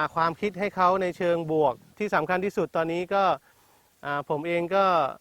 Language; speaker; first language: Thai; non-native, local second language; Malay